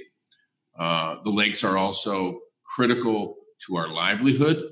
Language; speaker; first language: English; native; English